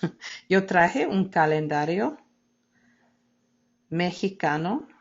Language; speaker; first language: Spanish; non-native, fluent; English